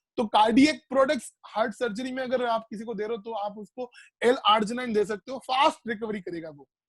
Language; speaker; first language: Hindi; non-native, local second language; Bangla